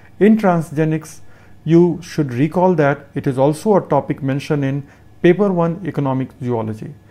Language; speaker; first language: English; non-native, local second language; Hindi